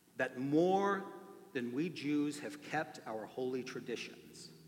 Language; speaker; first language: English; native; English